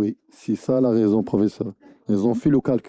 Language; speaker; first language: French; non-native, local second language; Arabic